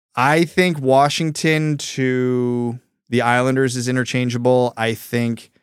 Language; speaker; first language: English; early bilingual, other home language; Ukrainian